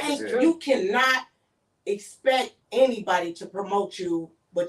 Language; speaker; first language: English; native; English